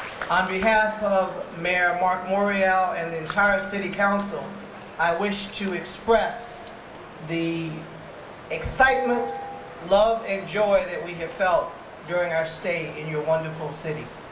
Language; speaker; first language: English; native; English